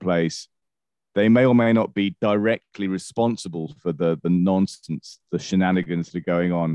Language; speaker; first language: English; native; English